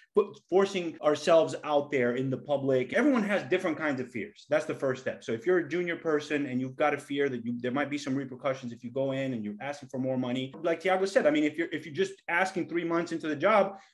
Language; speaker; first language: English; native; English